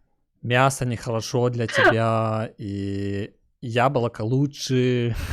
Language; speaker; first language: Russian; early bilingual, heritage; German